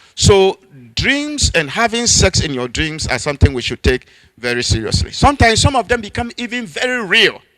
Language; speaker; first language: English; non-native, local second language; Akan